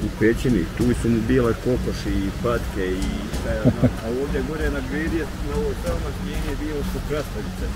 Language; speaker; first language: Bosnian; native; Bosnian